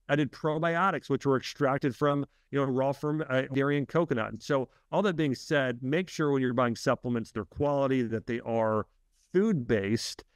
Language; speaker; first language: English; native; English